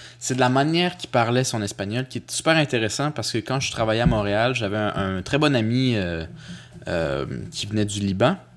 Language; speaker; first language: French; early bilingual, other home language; Spanish